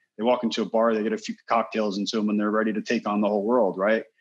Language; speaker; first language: English; native; English